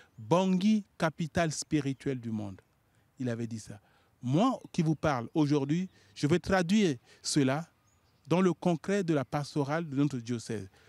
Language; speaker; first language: French; non-native, local second language; Sango